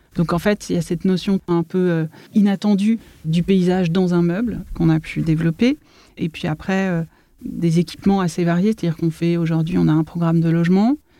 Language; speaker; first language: French; native; French